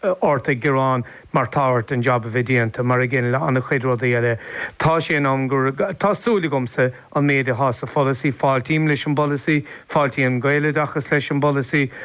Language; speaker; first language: Irish; native; Irish